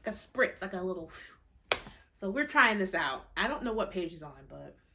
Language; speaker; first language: English; native; English